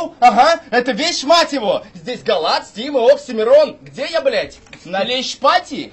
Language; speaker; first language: Russian; native; Russian